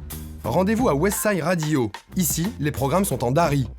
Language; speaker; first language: French; native; French